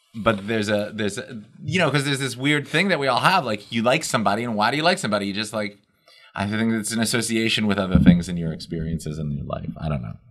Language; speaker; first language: English; native; English